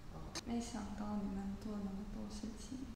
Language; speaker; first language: Chinese; non-native, learner; English